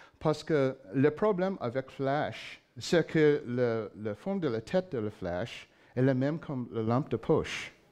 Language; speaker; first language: French; non-native, learner; English